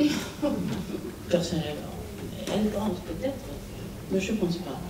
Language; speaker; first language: French; non-native, fluent; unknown